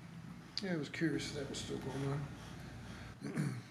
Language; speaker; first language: English; native; English